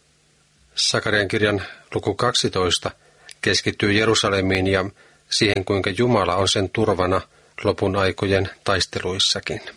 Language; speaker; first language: Finnish; native; Finnish